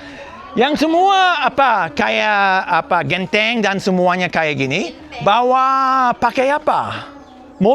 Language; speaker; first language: Indonesian; non-native, fluent; English